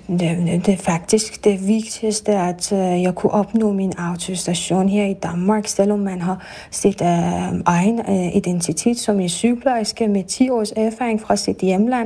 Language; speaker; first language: Danish; non-native, fluent; Persian